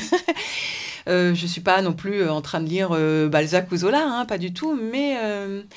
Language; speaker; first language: French; native; French